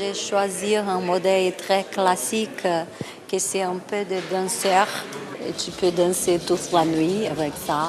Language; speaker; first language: French; non-native, fluent; Portuguese